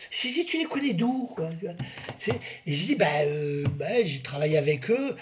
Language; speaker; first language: French; native; French